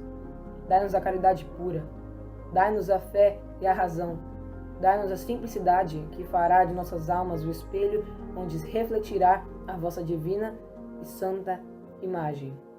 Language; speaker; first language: Portuguese; native; Portuguese